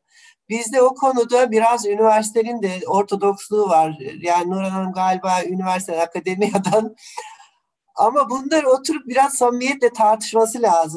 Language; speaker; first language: Turkish; native; Turkish